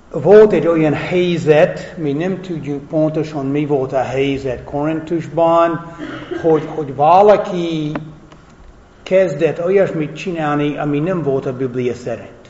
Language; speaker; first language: Hungarian; non-native, fluent; English